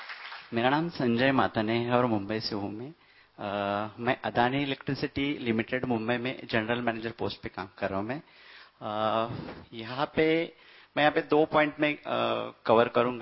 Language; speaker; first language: Hindi; non-native, local second language; Marathi